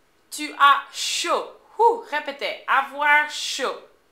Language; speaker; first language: French; non-native, fluent; English